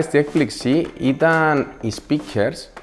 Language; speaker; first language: Greek; native; Greek